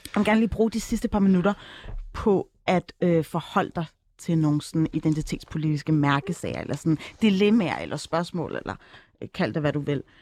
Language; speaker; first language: Danish; early bilingual, other home language; Turkish